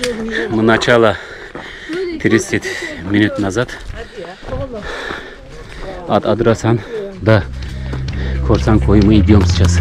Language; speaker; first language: Russian; non-native, learner; Turkish